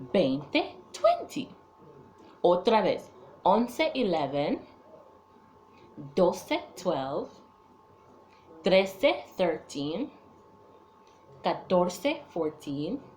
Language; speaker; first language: Spanish; non-native, fluent; English